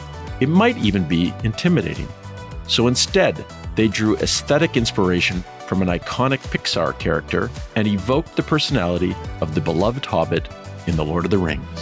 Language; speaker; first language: English; native; English